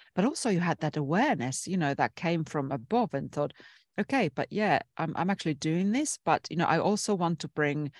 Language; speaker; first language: English; non-native, fluent; Finnish